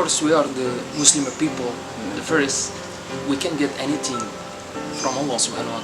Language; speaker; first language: English; non-native, learner; Arabic